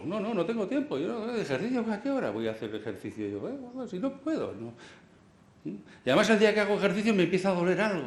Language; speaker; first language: Spanish; native; Spanish